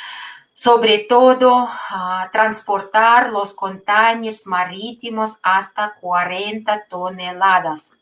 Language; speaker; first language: Spanish; non-native, fluent; Russian